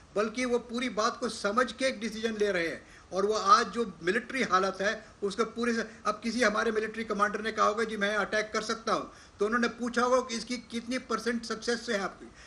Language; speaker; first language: Hindi; native; Hindi